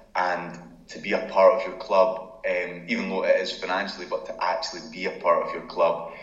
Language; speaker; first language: English; native; English